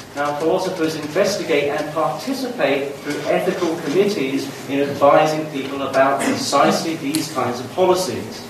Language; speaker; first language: English; native; English